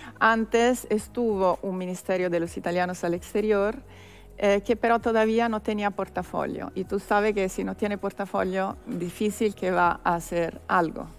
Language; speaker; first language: Spanish; non-native, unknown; Italian